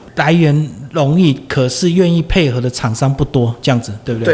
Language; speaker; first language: Chinese; native; Chinese